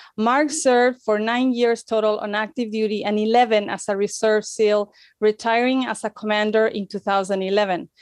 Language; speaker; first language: English; non-native, fluent; Spanish